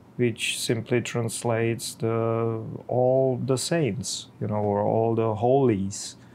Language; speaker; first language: English; non-native, fluent; Czech